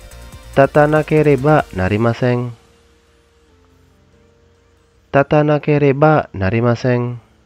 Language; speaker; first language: Japanese; non-native, fluent; Indonesian